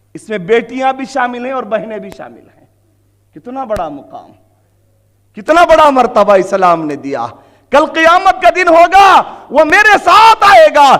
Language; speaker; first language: Urdu; native; Urdu